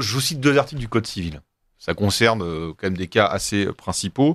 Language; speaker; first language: French; native; French